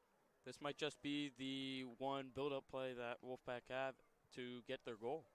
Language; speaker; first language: English; native; English